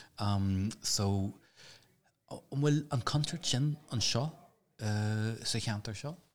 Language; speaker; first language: Irish; non-native, local second language; English